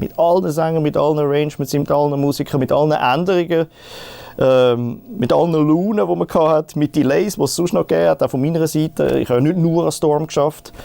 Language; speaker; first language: German; native; German